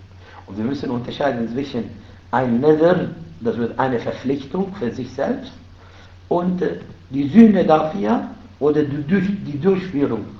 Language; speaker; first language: German; non-native, fluent; Arabic